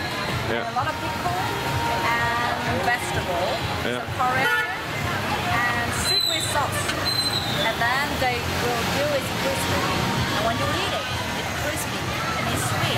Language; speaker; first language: English; non-native, learner; Vietnamese